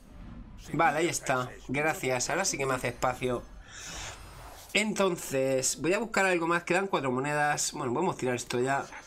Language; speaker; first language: Spanish; native; Spanish